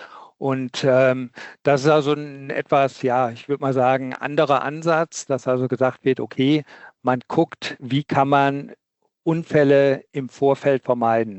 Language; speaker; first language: German; native; German